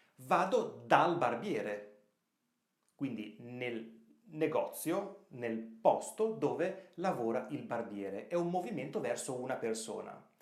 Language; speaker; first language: Italian; native; Italian